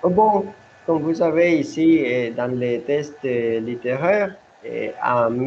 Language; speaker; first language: French; non-native, learner; Spanish